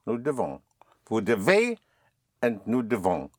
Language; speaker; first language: French; non-native, fluent; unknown